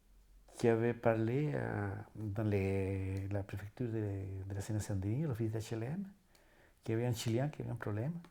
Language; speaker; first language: French; non-native, fluent; Spanish